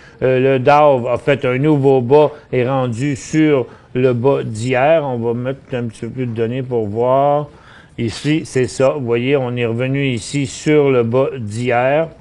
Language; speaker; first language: French; native; French